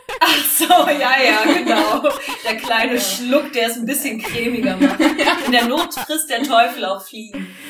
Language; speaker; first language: German; native; German